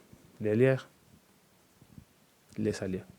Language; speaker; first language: French; non-native, learner; Spanish